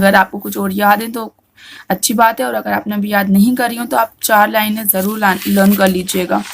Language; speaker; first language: Urdu; native; Urdu